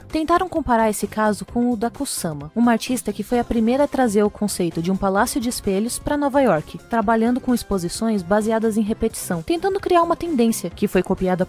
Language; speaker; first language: Portuguese; native; Portuguese